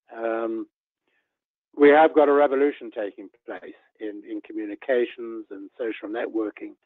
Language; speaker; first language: English; native; English